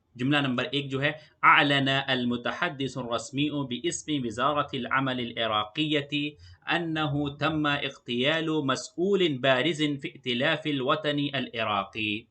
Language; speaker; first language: Urdu; native; Urdu